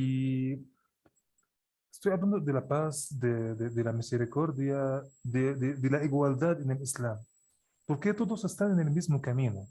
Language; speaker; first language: Spanish; non-native, fluent; Arabic